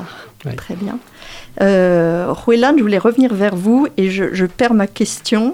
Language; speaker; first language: French; native; French